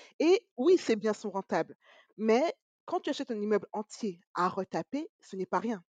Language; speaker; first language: French; native; French